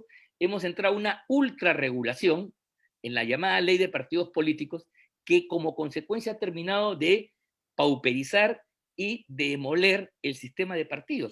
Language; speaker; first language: Spanish; native; Spanish